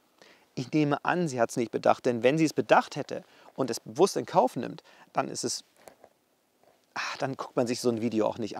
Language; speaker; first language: German; native; German